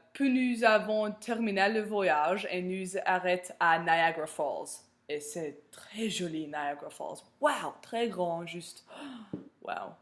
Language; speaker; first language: French; non-native, learner; English